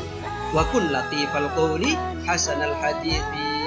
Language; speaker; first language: Arabic; non-native, fluent; Javanese